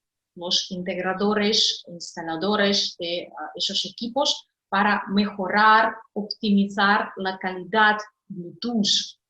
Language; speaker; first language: Spanish; non-native, fluent; Russian